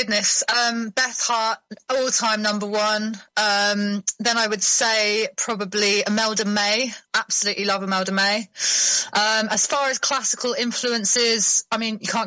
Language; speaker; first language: English; native; English